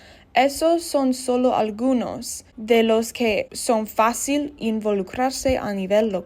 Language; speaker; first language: Spanish; non-native, learner; English